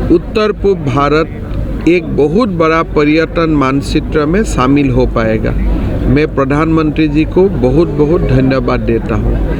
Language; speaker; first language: Hindi; non-native, local second language; Assamese